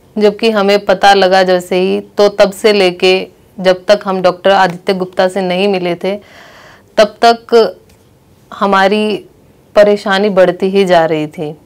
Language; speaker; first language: Hindi; native; Hindi